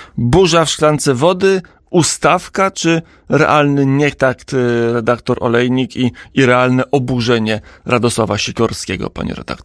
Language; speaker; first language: Polish; native; Polish